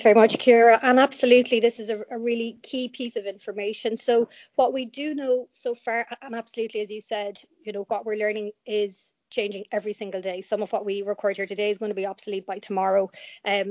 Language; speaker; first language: English; native; English